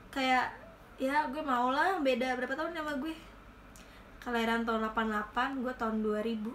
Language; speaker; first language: Indonesian; native; Indonesian